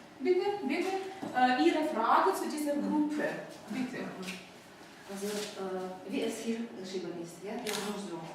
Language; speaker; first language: German; non-native, fluent; Ukrainian